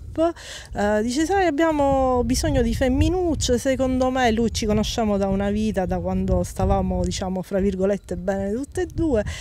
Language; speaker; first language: Italian; native; Italian